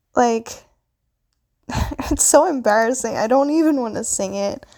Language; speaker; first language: English; non-native, local second language; Filipino